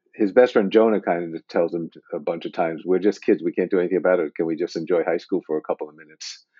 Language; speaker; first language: English; native; English